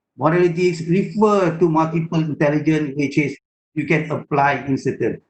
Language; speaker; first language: English; non-native, local second language; Malay